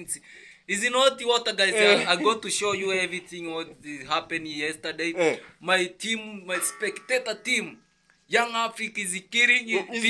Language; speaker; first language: English; non-native, learner; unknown